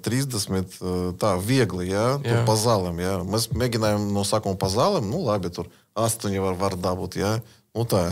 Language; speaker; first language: Latvian; non-native, learner; Russian